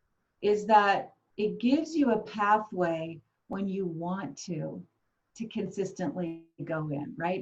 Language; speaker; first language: English; native; English